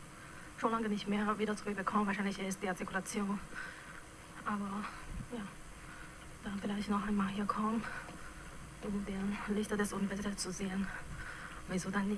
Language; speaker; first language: German; non-native, fluent; Chinese